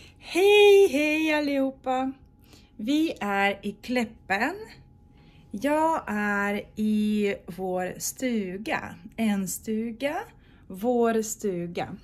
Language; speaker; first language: Swedish; non-native, fluent; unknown